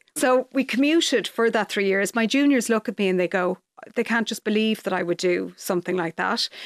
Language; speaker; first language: English; native; English